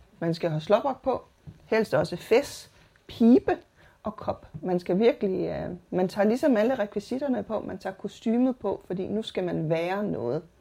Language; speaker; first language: Danish; native; Danish